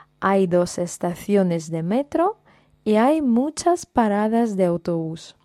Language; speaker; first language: Spanish; non-native, fluent; Russian